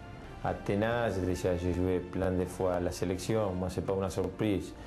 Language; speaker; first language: French; non-native, fluent; Spanish